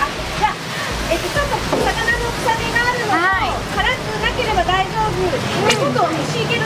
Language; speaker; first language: Japanese; native; Japanese